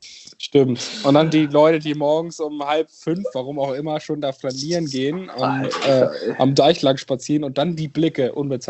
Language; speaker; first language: German; native; German